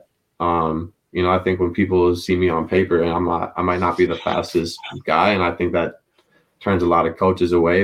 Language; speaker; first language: English; native; English